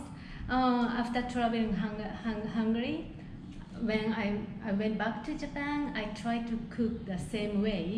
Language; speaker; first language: English; non-native, fluent; Japanese